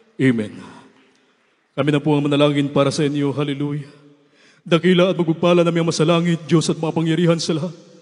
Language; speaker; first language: Filipino; native; Filipino